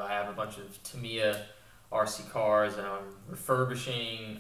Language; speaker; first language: English; native; English